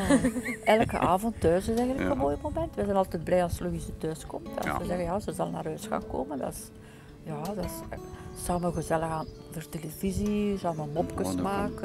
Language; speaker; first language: Dutch; native; Dutch